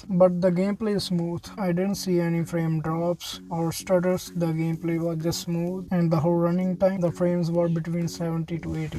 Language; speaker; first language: English; non-native, fluent; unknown